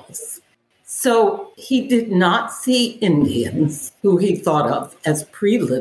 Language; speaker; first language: English; native; English